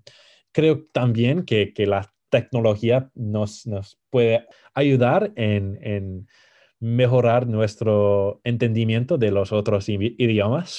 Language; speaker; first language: Spanish; non-native, fluent; English